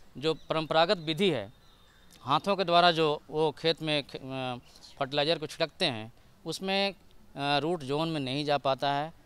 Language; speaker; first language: Hindi; native; Hindi